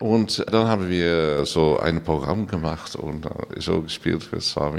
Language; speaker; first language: German; non-native, learner; Dutch